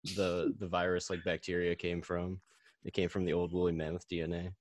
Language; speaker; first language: English; native; English